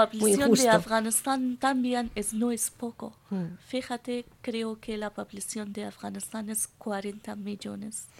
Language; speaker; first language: Spanish; non-native, learner; Persian